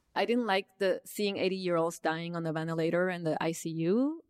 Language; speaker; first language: English; early bilingual, other home language; Spanish